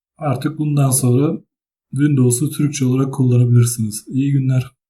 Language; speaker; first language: Turkish; early bilingual, other home language; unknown